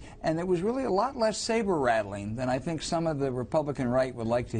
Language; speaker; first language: English; native; English